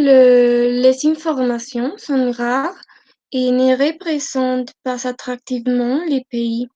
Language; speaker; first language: French; non-native, learner; Spanish